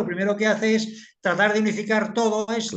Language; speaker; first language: Spanish; native; Spanish